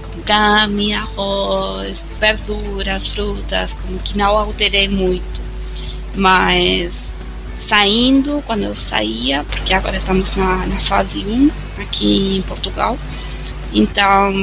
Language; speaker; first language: Portuguese; non-native, fluent; Spanish